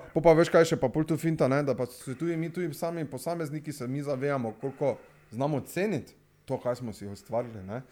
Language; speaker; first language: Slovenian; non-native, local second language; Serbian